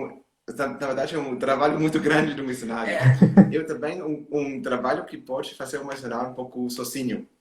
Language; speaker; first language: Portuguese; non-native, learner; German